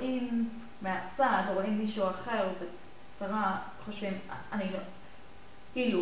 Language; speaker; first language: Hebrew; non-native, learner; English